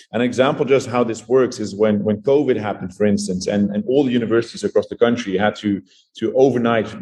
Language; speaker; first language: English; non-native, fluent; Dutch